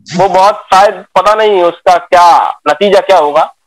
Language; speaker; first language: Hindi; native; Hindi